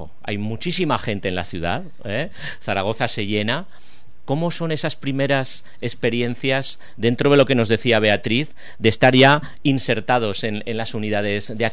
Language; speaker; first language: Spanish; native; Spanish